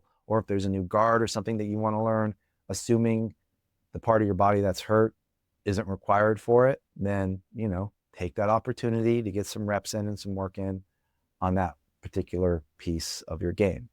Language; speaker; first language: English; native; English